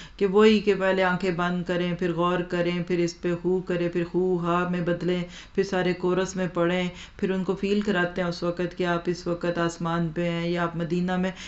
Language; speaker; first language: Urdu; non-native, local second language; Punjabi